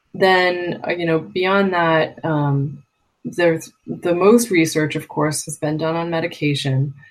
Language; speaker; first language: English; native; English